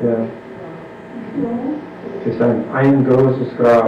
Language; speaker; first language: German; non-native, fluent; English